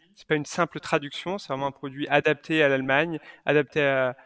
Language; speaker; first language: French; native; French